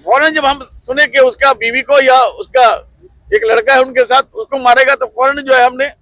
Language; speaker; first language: Hindi; non-native, local second language; Bangla